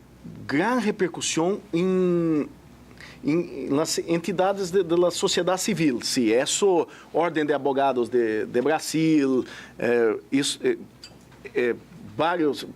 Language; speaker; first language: Spanish; non-native, fluent; Portuguese